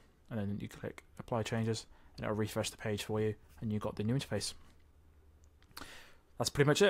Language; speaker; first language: English; native; English